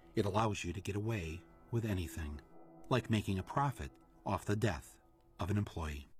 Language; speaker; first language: English; native; English